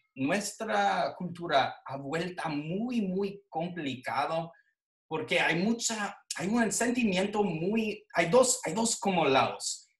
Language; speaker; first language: Spanish; non-native, fluent; English